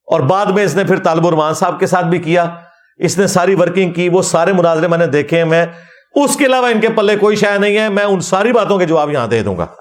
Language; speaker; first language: Urdu; non-native, local second language; Punjabi